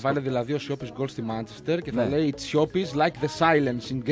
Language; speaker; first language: Greek; native; Greek